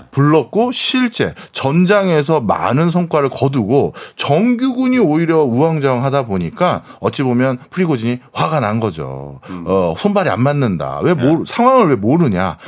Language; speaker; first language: Korean; native; Korean